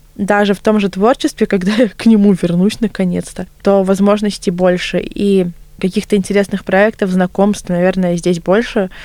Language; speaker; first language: Russian; native; Russian